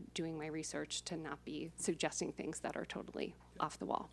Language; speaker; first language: English; native; English